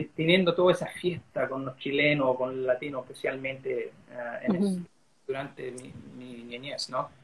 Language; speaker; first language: Spanish; early bilingual, heritage; Spanish